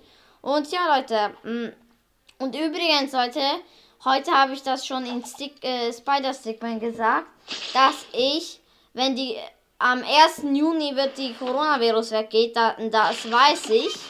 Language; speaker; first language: German; early bilingual, other home language; Hungarian